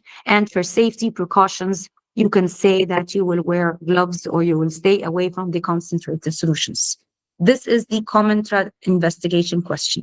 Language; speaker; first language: English; non-native, fluent; Arabic